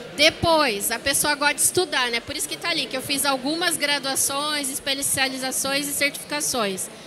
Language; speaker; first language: Portuguese; native; Portuguese